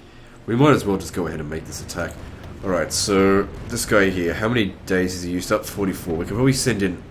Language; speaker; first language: English; native; English